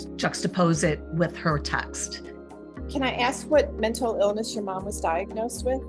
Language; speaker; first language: English; native; English